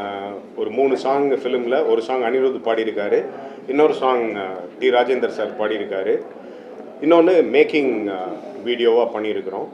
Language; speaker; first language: Tamil; native; Tamil